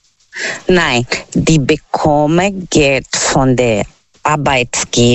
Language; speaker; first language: German; non-native, learner; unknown